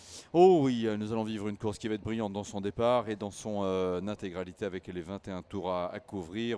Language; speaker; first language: French; native; French